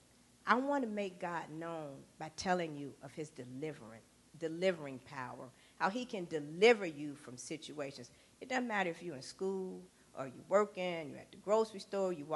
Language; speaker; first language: English; native; English